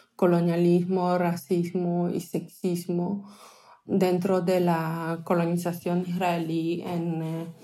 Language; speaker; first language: Spanish; non-native, fluent; Hebrew